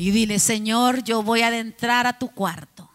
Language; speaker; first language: Spanish; native; Spanish